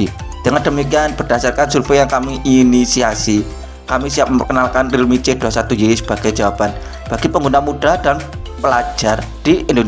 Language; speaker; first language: Indonesian; native; Indonesian